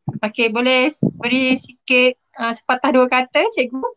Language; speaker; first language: Malay; native; Malay